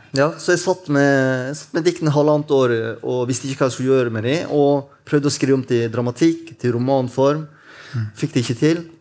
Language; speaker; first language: Norwegian; native; Norwegian